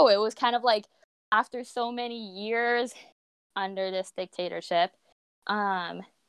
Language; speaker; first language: English; native; English